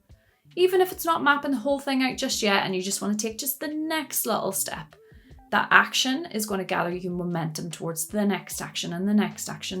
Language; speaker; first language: English; native; English